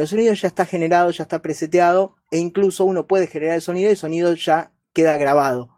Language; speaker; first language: Spanish; native; Spanish